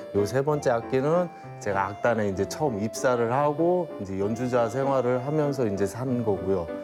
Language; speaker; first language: Korean; native; Korean